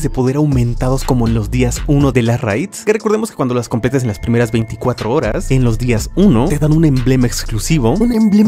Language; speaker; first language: Spanish; native; Spanish